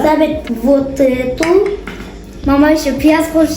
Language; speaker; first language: Russian; non-native, local second language; Kazakh